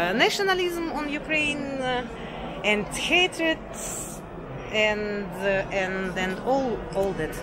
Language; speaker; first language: English; non-native, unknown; Russian